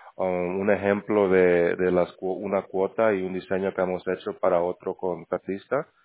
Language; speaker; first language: Spanish; native; Spanish